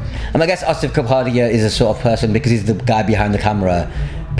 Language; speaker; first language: English; native; English